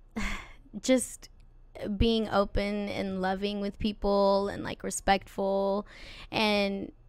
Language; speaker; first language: English; native; English